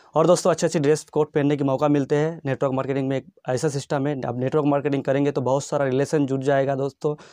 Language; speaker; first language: Hindi; non-native, local second language; Bangla